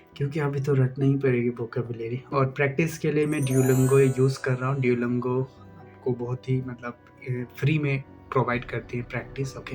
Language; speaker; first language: Hindi; non-native, local second language; Assamese